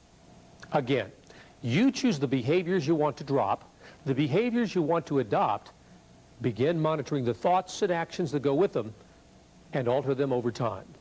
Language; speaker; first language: English; native; English